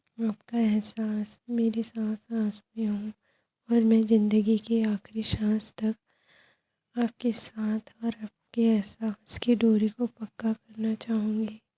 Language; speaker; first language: Hindi; native; Hindi